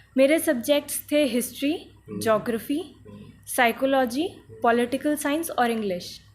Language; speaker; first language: Hindi; native; Hindi